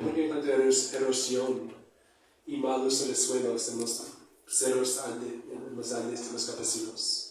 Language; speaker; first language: Spanish; non-native, fluent; English